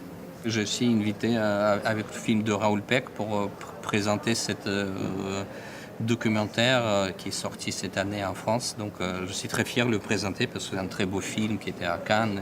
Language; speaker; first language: French; non-native, fluent; Russian